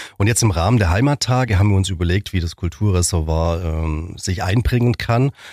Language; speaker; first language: German; native; German